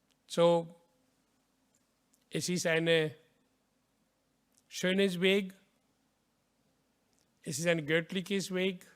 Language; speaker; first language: German; non-native, learner; Hindi